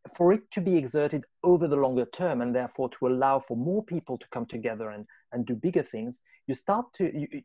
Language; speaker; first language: English; non-native, fluent; French